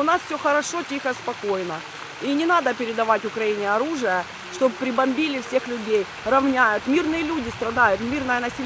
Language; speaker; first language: Russian; native; Russian